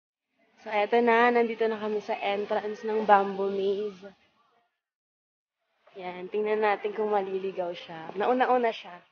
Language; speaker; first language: Filipino; non-native, local second language; Cebuano